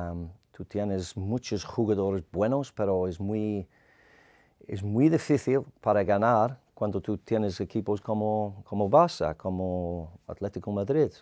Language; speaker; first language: Spanish; non-native, learner; English